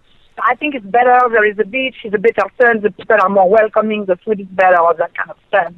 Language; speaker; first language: English; non-native, fluent; French